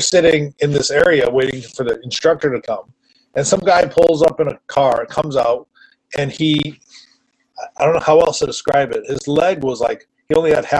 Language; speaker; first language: English; native; English